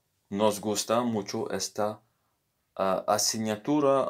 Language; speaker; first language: Spanish; non-native, learner; Morisyen